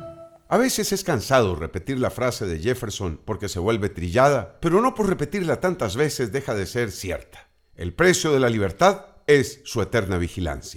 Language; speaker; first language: Spanish; native; Spanish